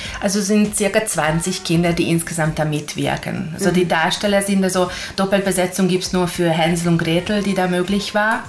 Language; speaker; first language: German; non-native, fluent; Hungarian